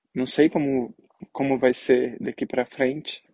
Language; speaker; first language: Portuguese; native; Portuguese